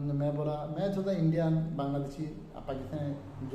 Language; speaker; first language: Hindi; non-native, learner; Bangla